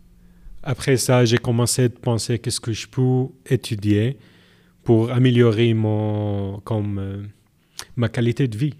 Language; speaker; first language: French; non-native, learner; Arabic